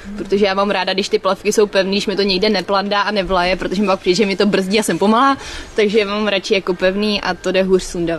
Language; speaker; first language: Czech; native; Czech